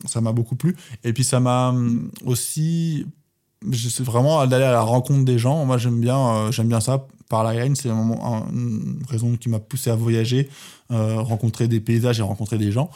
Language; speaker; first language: French; native; French